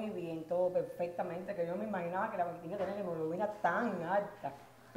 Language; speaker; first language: Spanish; native; Spanish